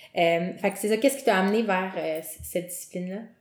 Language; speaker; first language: French; native; French